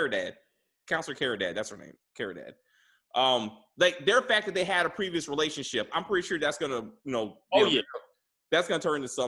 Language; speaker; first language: English; native; English